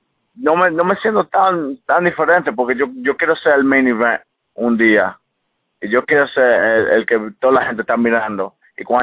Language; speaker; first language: Spanish; early bilingual, heritage; English